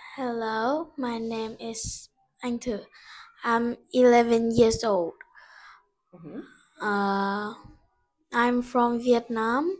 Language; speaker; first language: English; non-native, learner; Vietnamese